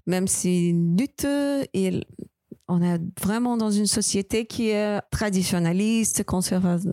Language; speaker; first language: French; non-native, fluent; Portuguese